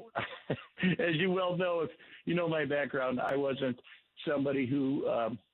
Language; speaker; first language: English; native; English